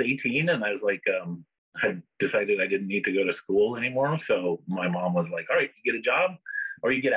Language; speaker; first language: English; native; English